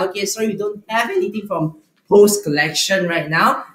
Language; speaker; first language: English; non-native, local second language; Chinese